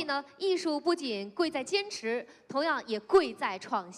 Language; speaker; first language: Chinese; native; Chinese